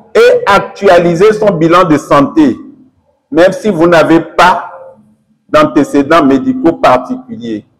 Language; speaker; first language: French; non-native, local second language; Yoruba